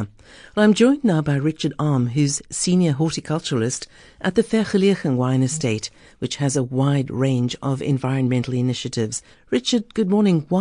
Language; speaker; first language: English; native; English